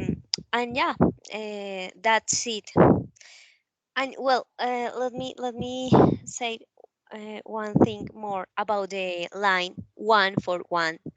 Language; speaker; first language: English; non-native, learner; Spanish